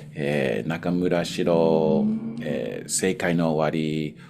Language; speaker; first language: Japanese; non-native, fluent; English